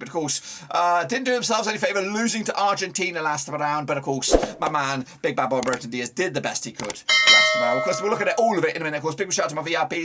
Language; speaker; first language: English; native; English